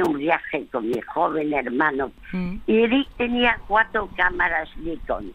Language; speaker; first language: Spanish; early bilingual, other home language; French